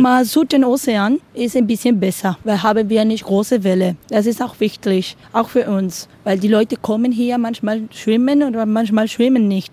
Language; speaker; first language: German; non-native, learner; Spanish